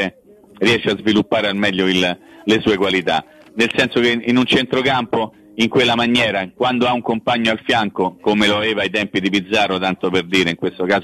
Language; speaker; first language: Italian; native; Italian